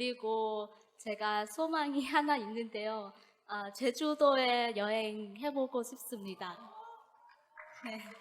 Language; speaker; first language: Korean; non-native, fluent; Vietnamese